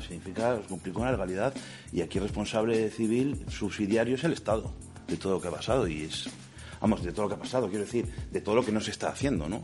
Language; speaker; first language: Spanish; native; Spanish